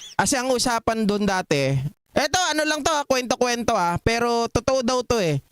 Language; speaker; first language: Filipino; non-native, local second language; Iloko